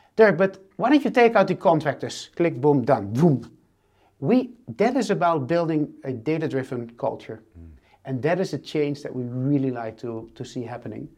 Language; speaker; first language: English; non-native, fluent; Dutch